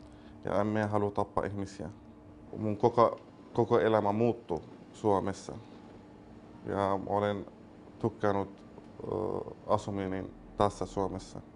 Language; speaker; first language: Finnish; non-native, learner; Arabic